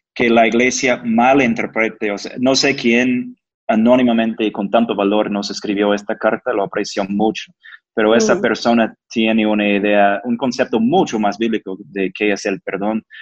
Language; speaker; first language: Spanish; non-native, fluent; English